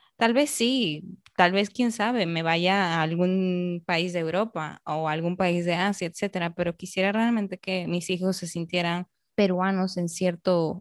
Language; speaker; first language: Spanish; native; Spanish